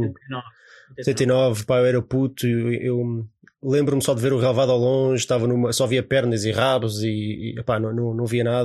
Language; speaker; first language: Portuguese; native; Portuguese